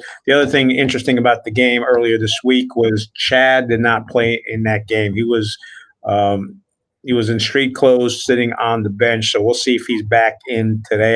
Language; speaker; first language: English; native; English